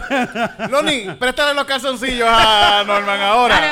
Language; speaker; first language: Spanish; native; Spanish